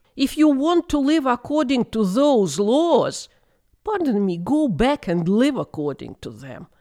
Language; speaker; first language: English; non-native, fluent; Russian